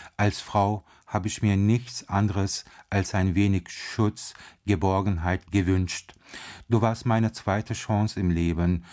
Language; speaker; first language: German; early bilingual, other home language; Turkish